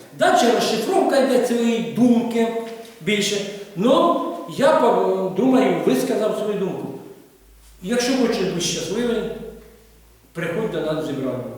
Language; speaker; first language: Ukrainian; non-native, local second language; Russian